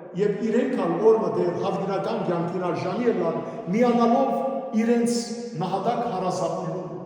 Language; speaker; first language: Armenian; early bilingual, heritage; Armenian